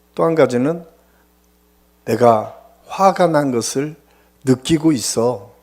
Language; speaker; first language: Korean; native; Korean